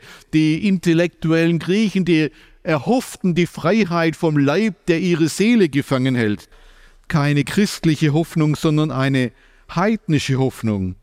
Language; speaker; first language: German; native; German